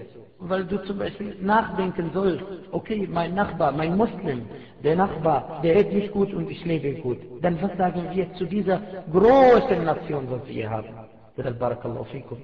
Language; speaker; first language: German; non-native, fluent; Arabic